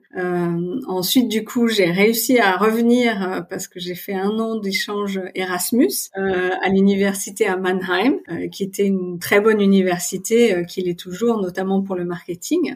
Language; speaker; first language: French; native; French